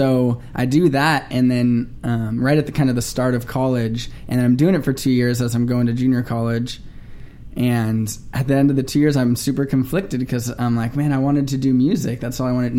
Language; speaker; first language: English; native; English